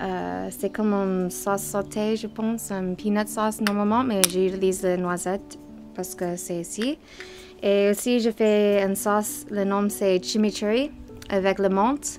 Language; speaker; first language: French; non-native, learner; English